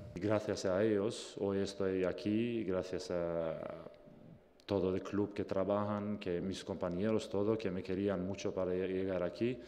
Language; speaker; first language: Spanish; non-native, learner; Albanian